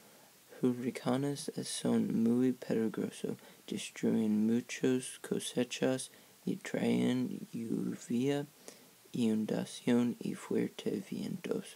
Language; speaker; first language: Spanish; non-native, learner; English